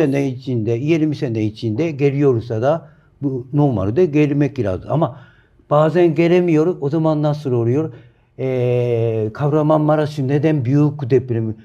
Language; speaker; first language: Turkish; non-native, fluent; Japanese